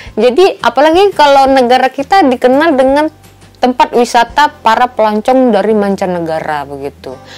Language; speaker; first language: Indonesian; native; Indonesian